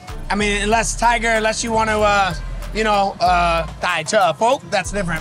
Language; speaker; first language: English; native; English